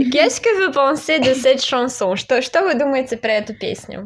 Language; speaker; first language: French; non-native, fluent; Russian